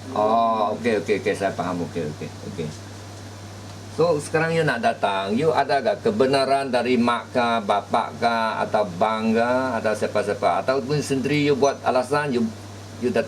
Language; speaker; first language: Malay; native; Malay